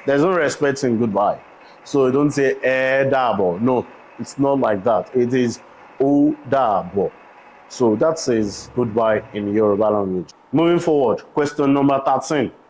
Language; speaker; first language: English; non-native, local second language; Yoruba